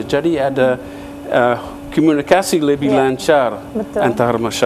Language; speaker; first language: Indonesian; non-native, fluent; English